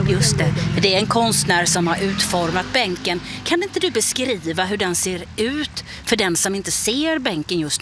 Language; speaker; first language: Swedish; native; Swedish